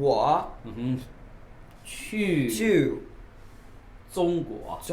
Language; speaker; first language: Chinese; non-native, learner; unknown